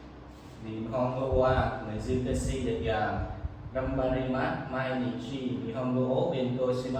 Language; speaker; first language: Japanese; non-native, learner; Vietnamese